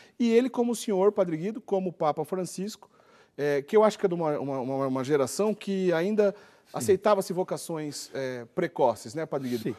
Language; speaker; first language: Portuguese; native; Portuguese